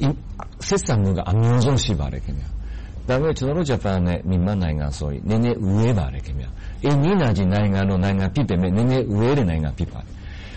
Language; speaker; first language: Burmese; non-native, fluent; Japanese